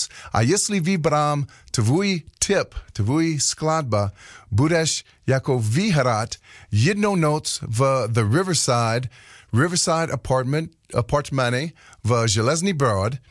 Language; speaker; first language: Czech; non-native, learner; English